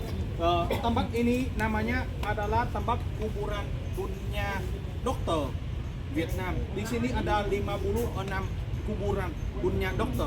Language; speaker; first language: Indonesian; non-native, fluent; Vietnamese